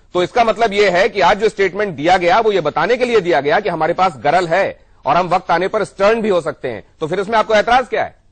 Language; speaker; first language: Hindi; native; Hindi